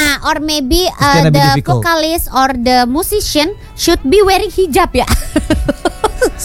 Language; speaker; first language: English; non-native, local second language; Indonesian